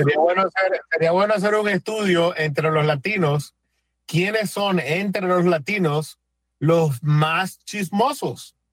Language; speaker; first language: Spanish; native; Spanish